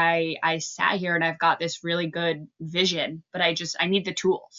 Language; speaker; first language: English; native; English